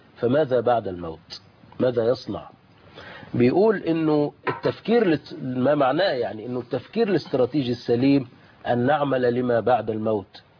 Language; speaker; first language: Arabic; native; Arabic